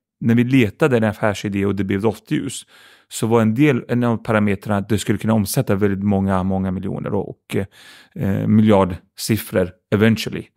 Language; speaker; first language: Swedish; early bilingual, other home language; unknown